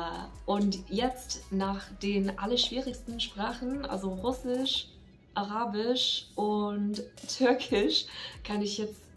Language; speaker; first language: German; non-native, fluent; English